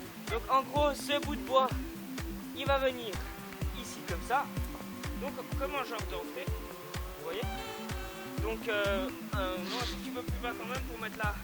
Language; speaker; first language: French; native; French